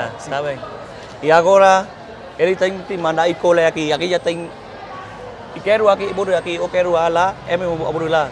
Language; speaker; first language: Portuguese; non-native, learner; Vietnamese